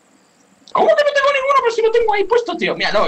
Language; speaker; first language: Spanish; native; Spanish